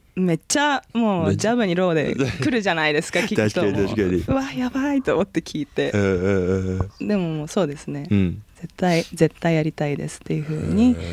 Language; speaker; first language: Japanese; native; Japanese